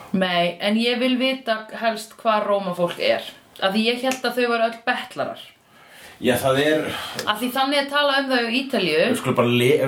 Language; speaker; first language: Icelandic; non-native, fluent; Italian